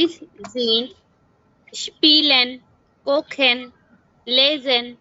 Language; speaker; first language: German; non-native, learner; Bangla